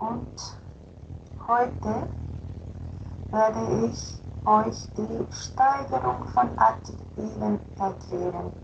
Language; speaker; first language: German; non-native, fluent; Spanish